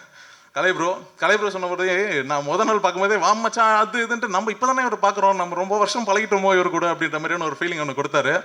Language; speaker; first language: Tamil; native; Tamil